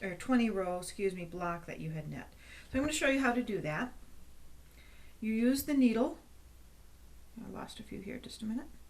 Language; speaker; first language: English; native; English